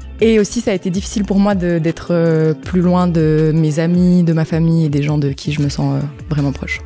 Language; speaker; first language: French; native; French